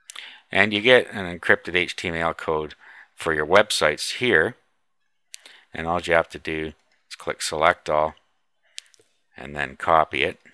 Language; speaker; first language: English; native; English